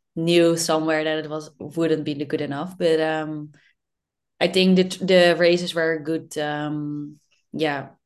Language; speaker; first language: English; non-native, fluent; Dutch